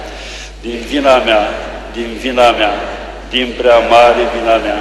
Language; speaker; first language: Romanian; native; Romanian